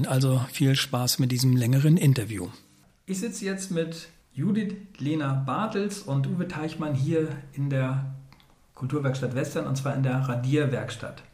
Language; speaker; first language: German; native; German